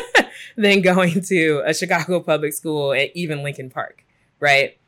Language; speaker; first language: English; native; English